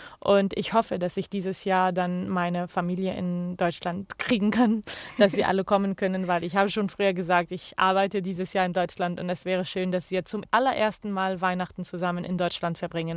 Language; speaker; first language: German; non-native, fluent; Arabic